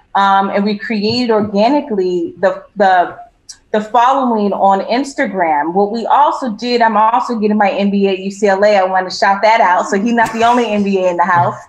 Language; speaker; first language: English; native; English